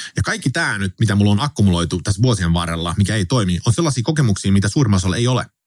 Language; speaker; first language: Finnish; early bilingual, heritage; Finnish